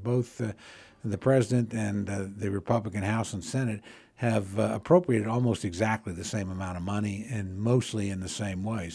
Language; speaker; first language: English; native; English